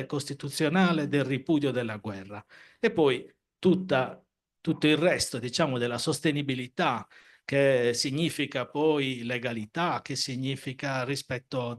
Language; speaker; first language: Italian; native; Italian